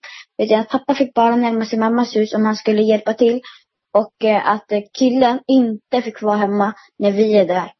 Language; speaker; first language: Swedish; early bilingual, other home language; Amharic